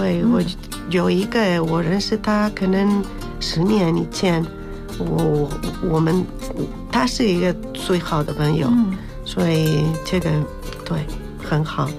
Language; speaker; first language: Chinese; non-native, learner; Spanish